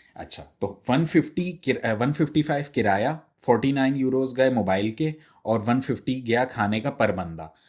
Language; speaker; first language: Urdu; native; Urdu